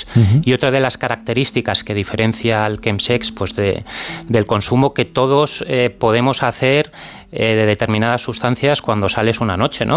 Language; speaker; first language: Spanish; native; Spanish